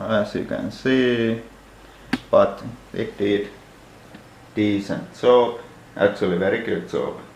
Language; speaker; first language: English; non-native, fluent; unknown